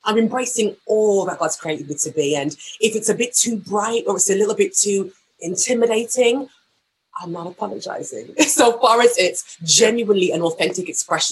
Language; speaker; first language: English; native; English